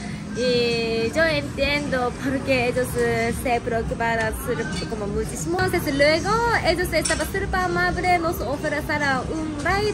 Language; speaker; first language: Spanish; non-native, learner; Japanese